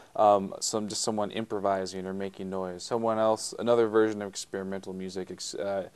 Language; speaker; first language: English; native; English